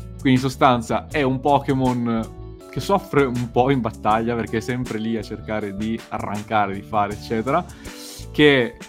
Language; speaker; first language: Italian; native; Italian